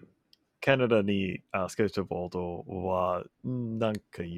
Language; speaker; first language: Japanese; non-native, learner; English